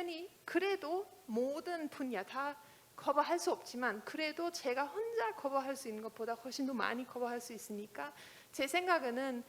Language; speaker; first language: Korean; non-native, fluent; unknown